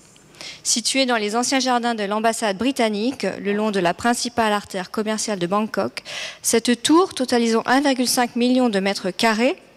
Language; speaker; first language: French; native; French